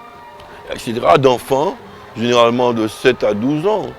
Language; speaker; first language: French; native; French